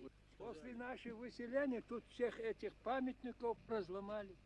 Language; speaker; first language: Russian; non-native, local second language; Chechen